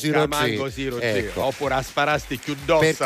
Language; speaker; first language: Italian; native; Italian